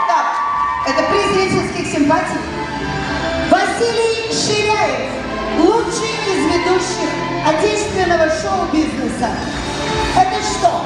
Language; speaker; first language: Russian; native; Russian